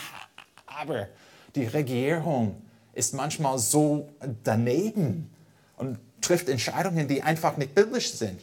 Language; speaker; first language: German; non-native, fluent; English